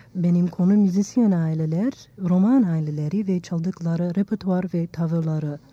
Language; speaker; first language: Turkish; non-native, fluent; English